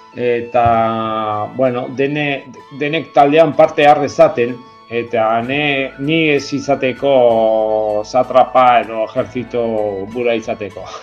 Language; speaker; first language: Basque; non-native, local second language; Spanish